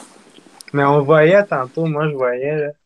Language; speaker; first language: French; native; French